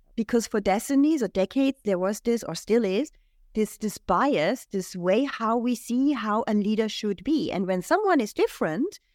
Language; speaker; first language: English; non-native, fluent; German